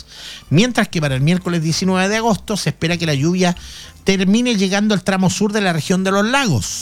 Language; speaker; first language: Spanish; native; Spanish